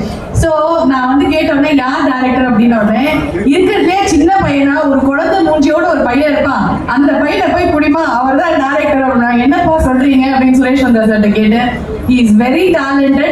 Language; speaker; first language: Tamil; native; Tamil